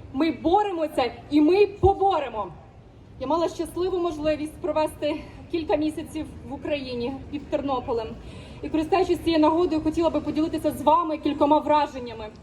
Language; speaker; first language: Ukrainian; native; Ukrainian